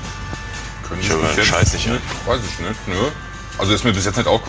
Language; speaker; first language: German; native; German